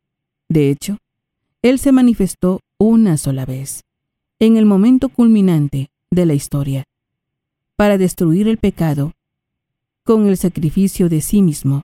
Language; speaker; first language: Spanish; native; Spanish